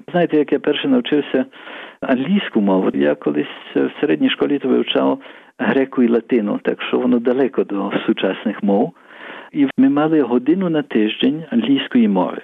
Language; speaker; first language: Ukrainian; early bilingual, heritage; Ukrainian